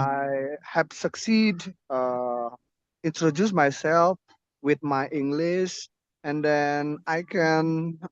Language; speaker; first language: English; non-native, learner; Indonesian